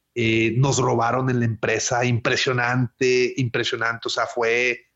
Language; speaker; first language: Spanish; native; Spanish